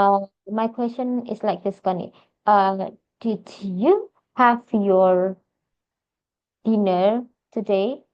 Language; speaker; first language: English; non-native, fluent; Indonesian